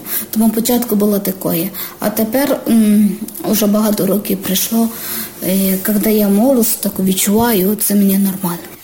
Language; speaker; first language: Ukrainian; non-native, learner; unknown